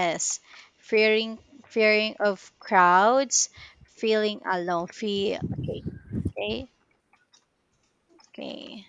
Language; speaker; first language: English; non-native, local second language; Filipino